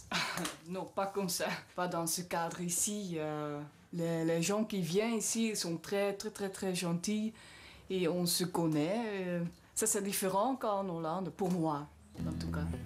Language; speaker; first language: French; non-native, fluent; Dutch